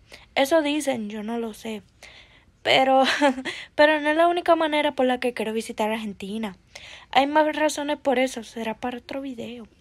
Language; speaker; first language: Spanish; early bilingual, heritage; Spanish